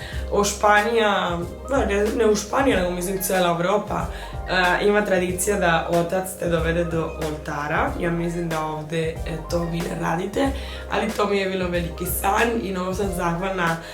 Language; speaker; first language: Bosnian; non-native, fluent; Spanish